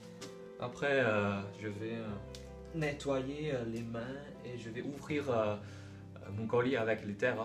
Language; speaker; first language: French; non-native, learner; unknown